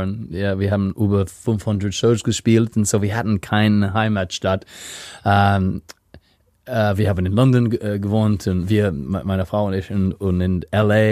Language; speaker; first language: German; non-native, fluent; English